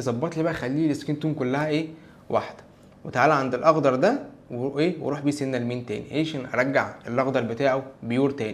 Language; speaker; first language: Arabic; native; Arabic